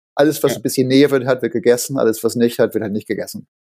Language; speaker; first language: German; native; German